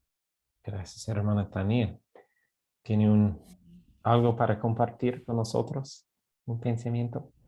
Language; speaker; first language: Spanish; non-native, fluent; English